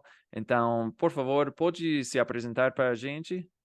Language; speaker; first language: Portuguese; non-native, fluent; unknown